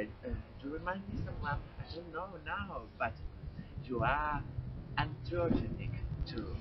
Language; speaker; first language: English; non-native, learner; Spanish